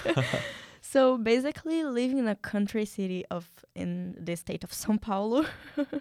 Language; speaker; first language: English; non-native, fluent; Portuguese